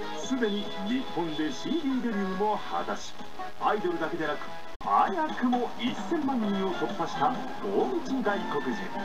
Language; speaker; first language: Japanese; native; Japanese